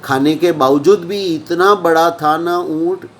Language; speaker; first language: Hindi; non-native, local second language; Gujarati